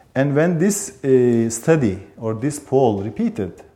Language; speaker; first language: English; non-native, fluent; Turkish